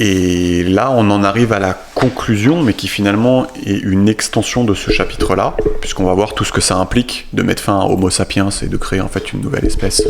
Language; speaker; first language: French; native; French